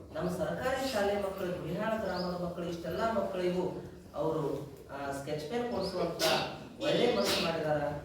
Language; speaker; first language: Kannada; native; Kannada